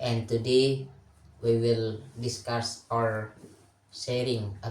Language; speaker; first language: English; non-native, learner; Indonesian